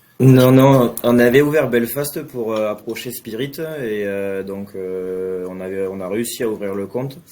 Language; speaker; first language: French; native; French